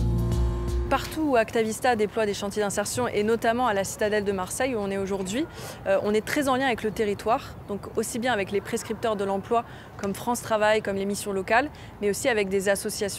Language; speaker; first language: French; native; French